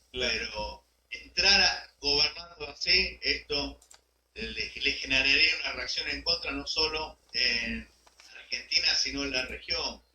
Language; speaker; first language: Spanish; native; Spanish